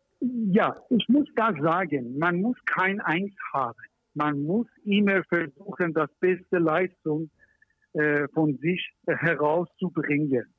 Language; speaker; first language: German; non-native, learner; Persian